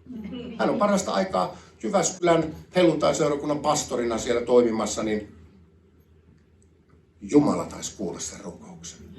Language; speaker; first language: Finnish; native; Finnish